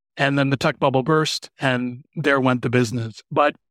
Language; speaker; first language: English; native; English